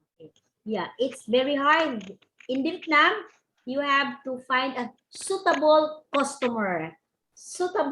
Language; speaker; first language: English; non-native, local second language; Cebuano